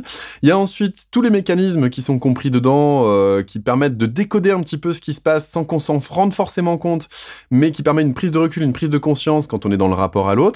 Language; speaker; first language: French; native; French